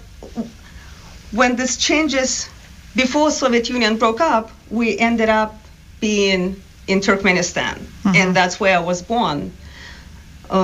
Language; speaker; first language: English; non-native, fluent; Ukrainian